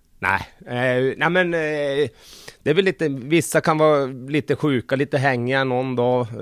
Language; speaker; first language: Swedish; native; Swedish